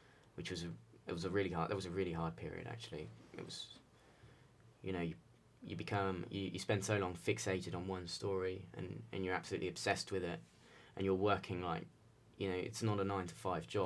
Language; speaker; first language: English; native; English